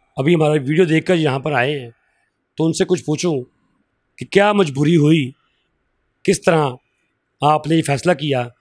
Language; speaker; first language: Urdu; non-native, local second language; Punjabi